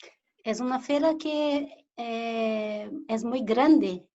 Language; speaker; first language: Portuguese; early bilingual, heritage; Portuguese